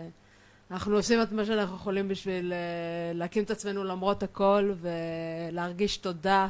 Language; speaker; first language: Hebrew; native; Hebrew